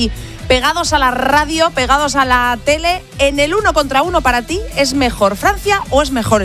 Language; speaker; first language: Spanish; native; Spanish